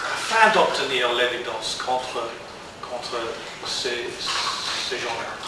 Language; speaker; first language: French; non-native, learner; English